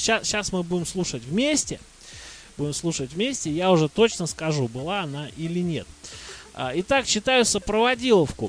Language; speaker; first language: Russian; native; Russian